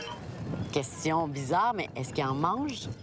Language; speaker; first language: French; native; French